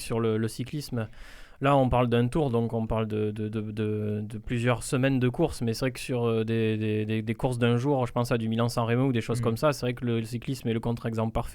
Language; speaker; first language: French; native; French